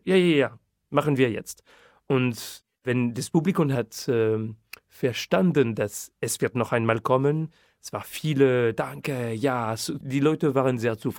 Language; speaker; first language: German; non-native, fluent; French